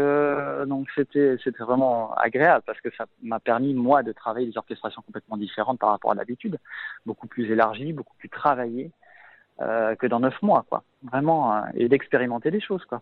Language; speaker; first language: French; native; French